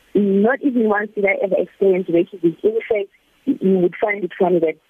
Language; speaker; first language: English; non-native, local second language; Zulu